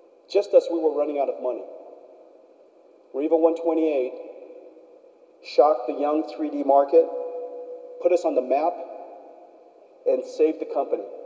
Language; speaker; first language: English; early bilingual, other home language; Min Nan Chinese